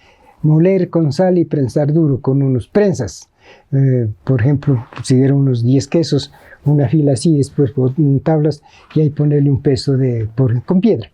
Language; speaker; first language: Spanish; native; Spanish